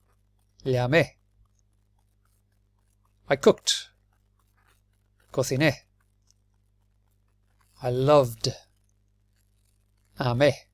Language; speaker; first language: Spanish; non-native, fluent; English